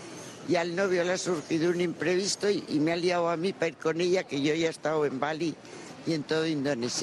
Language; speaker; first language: Spanish; native; Spanish